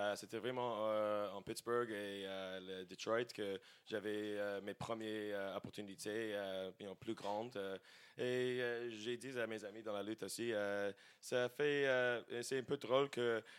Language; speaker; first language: French; non-native, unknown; English